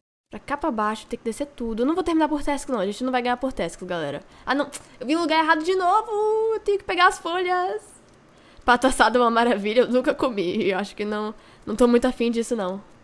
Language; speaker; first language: Portuguese; native; Portuguese